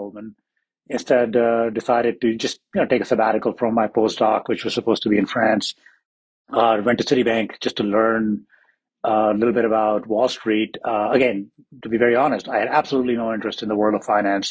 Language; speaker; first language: English; non-native, local second language; Hindi